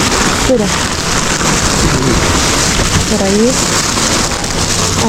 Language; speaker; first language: Spanish; non-native, learner; Filipino